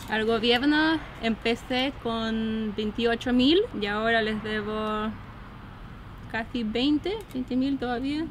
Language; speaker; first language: Spanish; early bilingual, heritage; Spanish